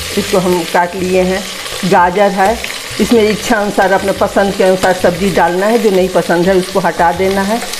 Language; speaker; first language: Hindi; native; Hindi